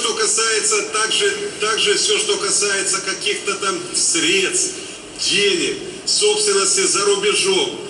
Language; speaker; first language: Russian; native; Russian